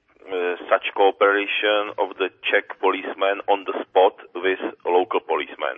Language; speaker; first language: English; non-native, fluent; Czech